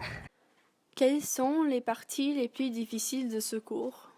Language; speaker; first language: French; non-native, learner; English